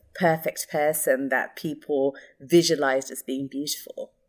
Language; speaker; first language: English; early bilingual, other home language; Hindi